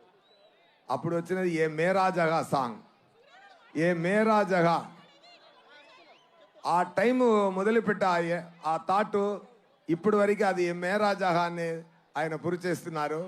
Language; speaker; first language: Telugu; non-native, learner; Tamil